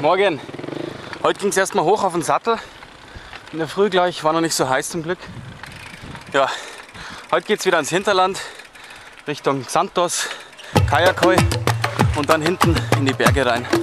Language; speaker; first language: German; native; German